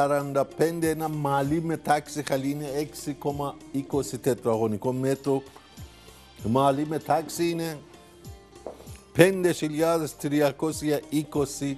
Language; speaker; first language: Greek; non-native, learner; Persian